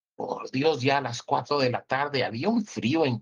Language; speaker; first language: Spanish; native; Spanish